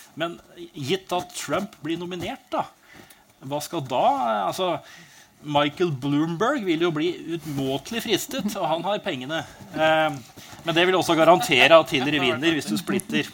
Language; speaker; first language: Norwegian; native; Norwegian